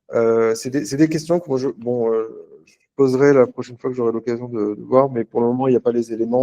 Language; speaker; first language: French; native; French